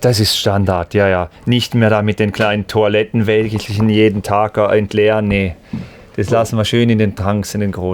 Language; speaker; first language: German; native; German